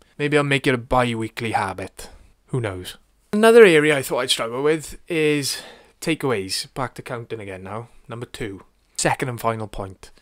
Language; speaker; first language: English; native; English